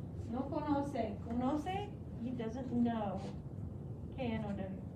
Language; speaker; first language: English; native; English